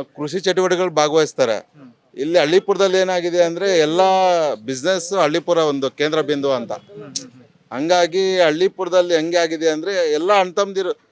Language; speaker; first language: Kannada; native; Kannada